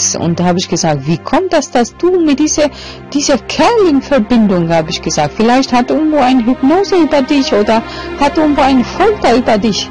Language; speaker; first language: German; non-native, fluent; Albanian